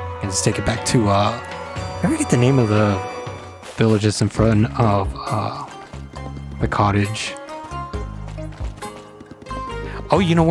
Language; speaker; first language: English; native; English